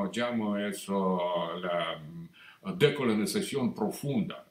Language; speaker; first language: Portuguese; non-native, learner; Russian